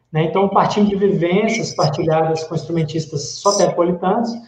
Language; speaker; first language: Portuguese; native; Portuguese